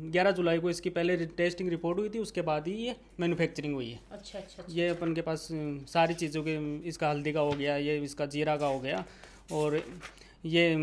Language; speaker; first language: Hindi; native; Hindi